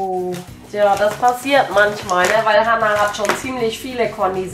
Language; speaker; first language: German; native; German